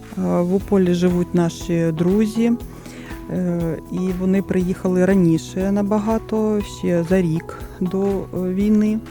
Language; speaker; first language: Ukrainian; non-native, local second language; Russian